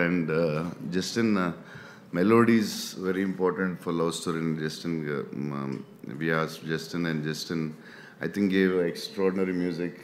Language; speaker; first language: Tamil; non-native, learner; Telugu